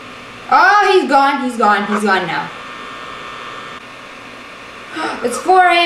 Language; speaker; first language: English; native; English